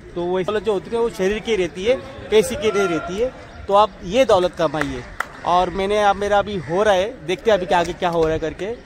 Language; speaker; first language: Hindi; non-native, local second language; Marathi